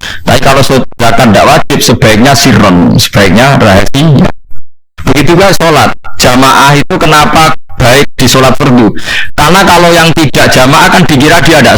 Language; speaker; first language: Indonesian; non-native, local second language; Javanese